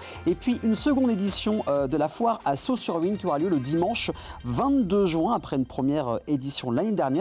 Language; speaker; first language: French; native; French